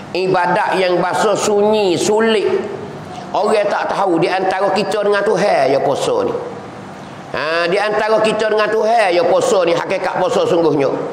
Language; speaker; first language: Malay; native; Malay